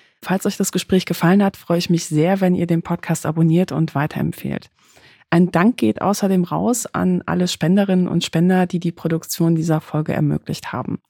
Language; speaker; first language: German; early bilingual, other home language; Polish